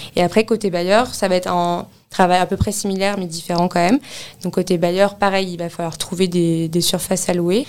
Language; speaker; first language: French; native; French